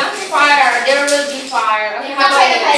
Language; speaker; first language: English; non-native, fluent; Korean